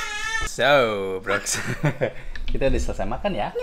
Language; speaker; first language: Indonesian; native; Indonesian